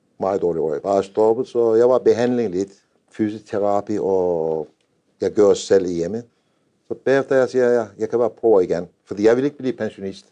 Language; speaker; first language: Danish; non-native, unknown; Turkish